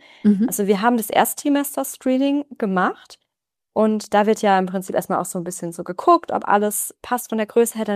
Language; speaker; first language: German; native; German